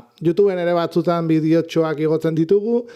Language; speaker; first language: Basque; native; Basque